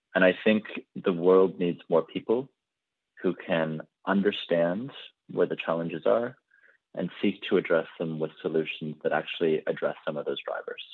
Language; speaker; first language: English; native; English